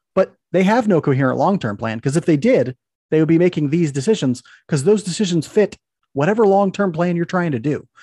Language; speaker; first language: English; native; English